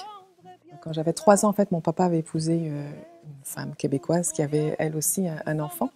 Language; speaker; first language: French; native; French